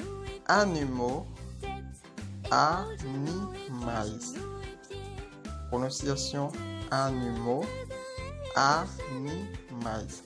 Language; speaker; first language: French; non-native, local second language; Haitian Creole